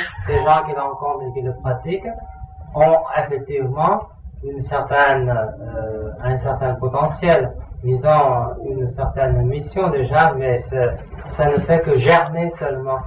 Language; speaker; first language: French; non-native, fluent; Vietnamese